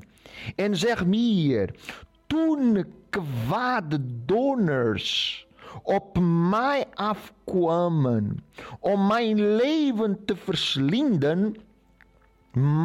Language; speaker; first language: Dutch; non-native, fluent; Portuguese